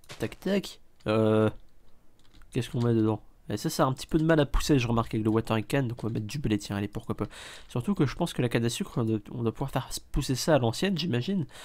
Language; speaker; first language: French; native; French